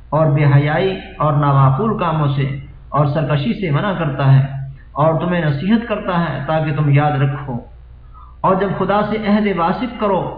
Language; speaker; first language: Urdu; native; Urdu